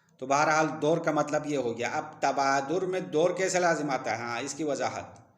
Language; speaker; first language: Urdu; non-native, local second language; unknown